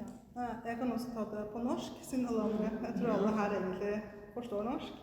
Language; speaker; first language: Norwegian; early bilingual, other home language; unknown